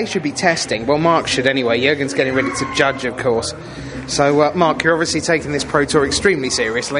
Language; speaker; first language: English; native; English